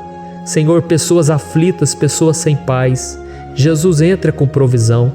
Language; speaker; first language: Portuguese; native; Portuguese